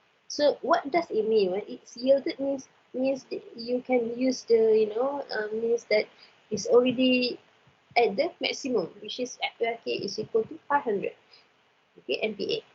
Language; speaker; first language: English; non-native, local second language; Malay